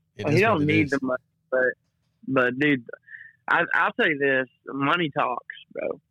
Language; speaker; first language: English; native; English